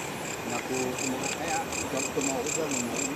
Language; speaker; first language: Indonesian; non-native, local second language; Sundanese